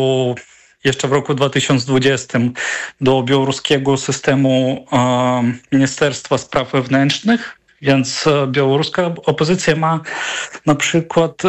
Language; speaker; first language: Polish; non-native, fluent; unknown